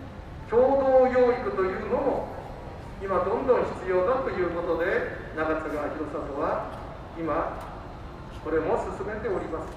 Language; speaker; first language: Japanese; native; Japanese